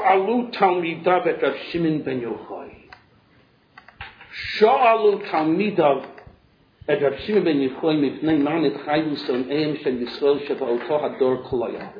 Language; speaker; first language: Hebrew; non-native, fluent; English